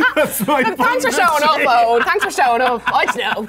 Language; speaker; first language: English; native; English